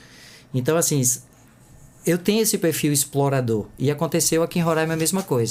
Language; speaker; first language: Portuguese; native; Portuguese